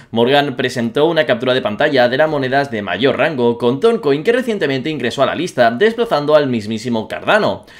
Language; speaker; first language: Spanish; native; Spanish